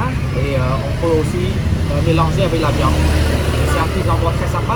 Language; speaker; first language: French; non-native, fluent; Khmer